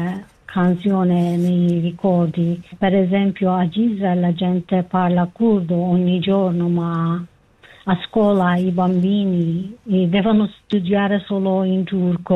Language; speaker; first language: Italian; non-native, learner; Kurdish